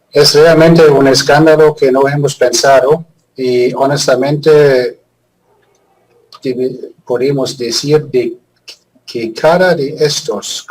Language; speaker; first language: Spanish; non-native, fluent; German